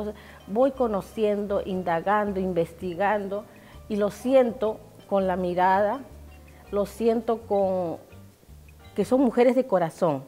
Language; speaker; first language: Spanish; native; Spanish